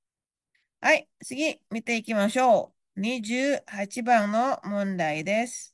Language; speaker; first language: Japanese; non-native, fluent; Indonesian